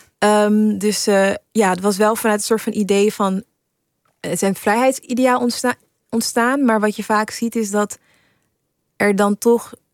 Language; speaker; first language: Dutch; early bilingual, other home language; English